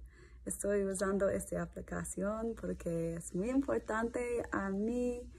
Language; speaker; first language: Spanish; non-native, learner; English